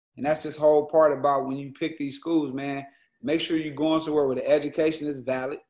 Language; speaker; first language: English; native; English